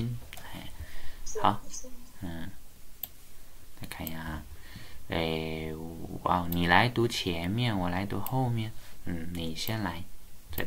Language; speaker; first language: Chinese; native; Chinese